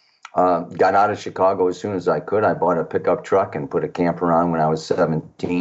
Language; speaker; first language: English; native; English